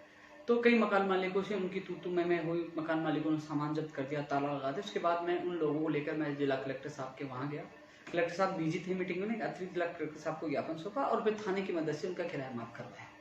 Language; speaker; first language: Hindi; native; Hindi